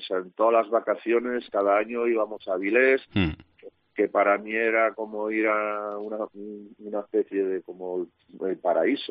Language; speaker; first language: Spanish; native; Spanish